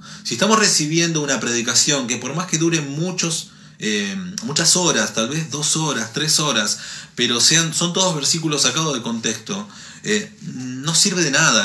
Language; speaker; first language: Spanish; native; Spanish